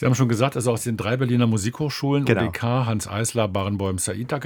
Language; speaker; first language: German; native; German